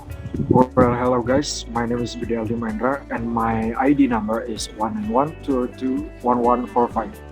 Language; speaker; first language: English; non-native, learner; Indonesian